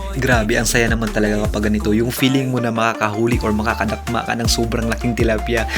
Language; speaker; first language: Filipino; non-native, local second language; Hiligaynon